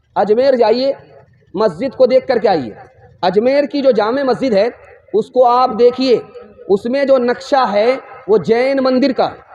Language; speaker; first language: Urdu; non-native, local second language; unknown